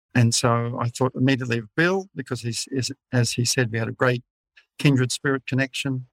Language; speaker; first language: English; native; English